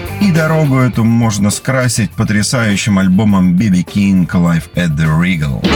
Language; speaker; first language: Russian; native; Russian